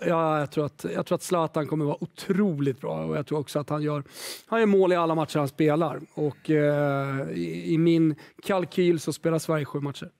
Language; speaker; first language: Swedish; native; Swedish